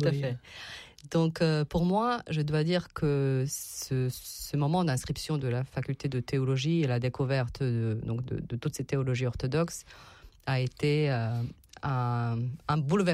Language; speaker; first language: French; non-native, fluent; Serbian